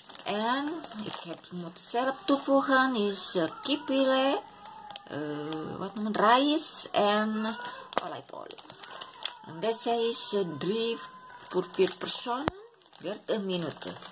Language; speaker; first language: Dutch; non-native, learner; Indonesian